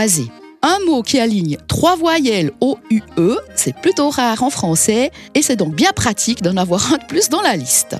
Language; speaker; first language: French; native; French